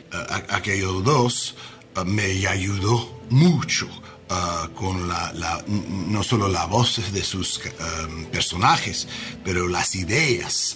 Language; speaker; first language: Spanish; non-native, learner; English